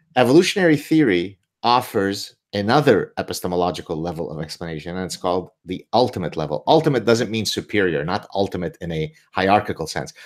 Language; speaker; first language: English; early bilingual, other home language; Arabic